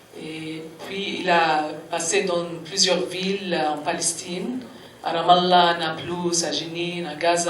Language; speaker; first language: French; non-native, fluent; Arabic